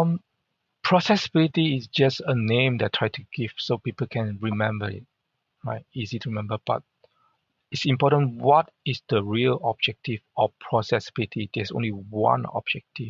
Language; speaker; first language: English; non-native, local second language; Hakka Chinese